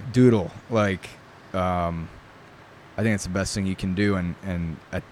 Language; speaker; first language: English; early bilingual, other home language; Italian